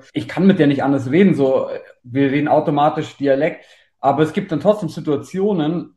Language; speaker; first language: German; native; German